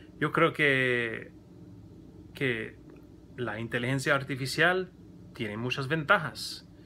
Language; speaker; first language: Spanish; non-native, learner; English